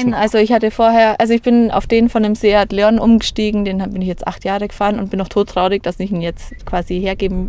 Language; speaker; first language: German; native; German